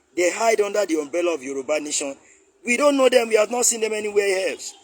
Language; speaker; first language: English; non-native, local second language; Yoruba